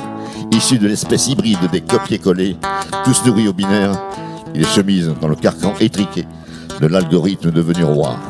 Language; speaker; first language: French; native; French